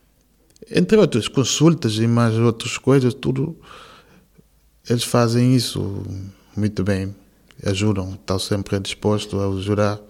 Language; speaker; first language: Portuguese; non-native, local second language; Kabuverdianu